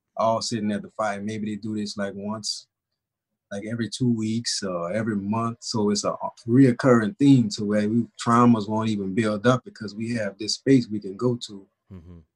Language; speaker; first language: English; native; English